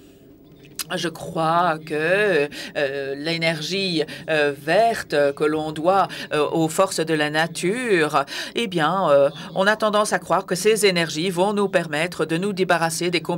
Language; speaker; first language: French; native; French